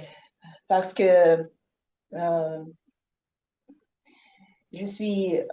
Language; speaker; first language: French; non-native, fluent; Russian